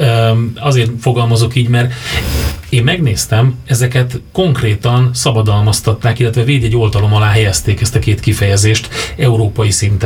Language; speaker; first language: Hungarian; native; Hungarian